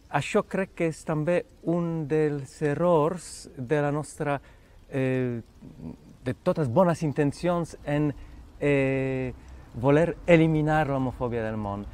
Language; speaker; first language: Catalan; non-native, fluent; Polish